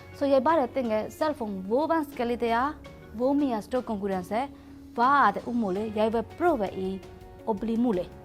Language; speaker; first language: Norwegian; non-native, learner; Burmese